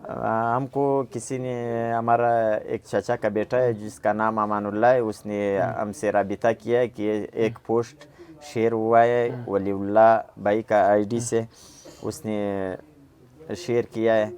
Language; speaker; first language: Hindi; non-native, local second language; Pashto